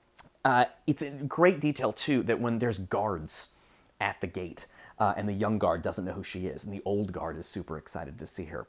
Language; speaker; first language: English; native; English